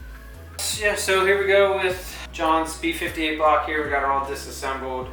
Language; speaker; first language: English; native; English